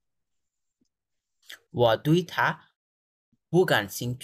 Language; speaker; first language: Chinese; non-native, fluent; Bangla